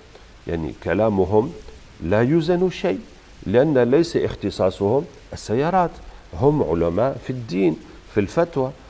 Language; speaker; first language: Arabic; native; Arabic